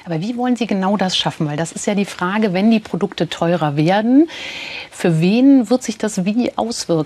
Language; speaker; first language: German; native; German